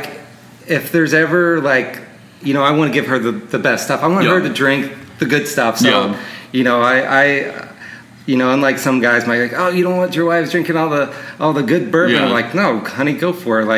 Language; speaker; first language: English; native; English